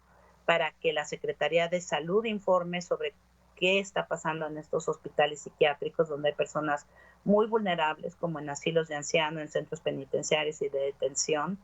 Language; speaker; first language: Spanish; native; Spanish